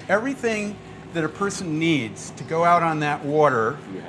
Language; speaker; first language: English; native; English